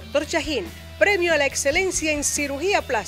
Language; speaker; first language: Spanish; native; Spanish